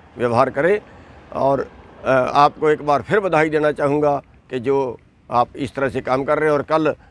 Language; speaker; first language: Hindi; native; Hindi